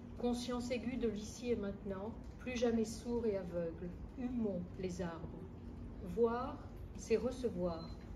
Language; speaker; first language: French; native; French